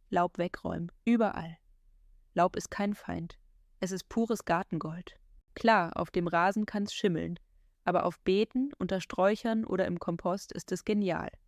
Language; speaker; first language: German; native; German